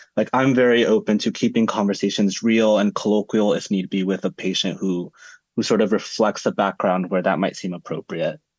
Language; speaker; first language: English; early bilingual, other home language; Spanish